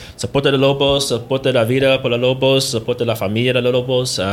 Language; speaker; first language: Spanish; non-native, learner; English